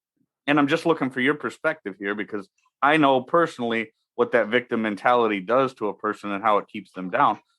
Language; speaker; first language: English; native; English